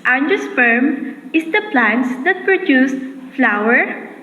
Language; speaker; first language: English; non-native, local second language; Filipino